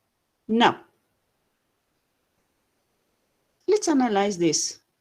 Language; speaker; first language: English; non-native, fluent; Spanish